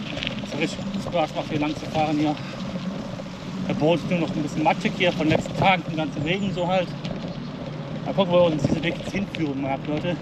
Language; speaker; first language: German; native; German